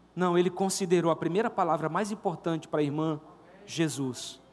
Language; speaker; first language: Portuguese; native; Portuguese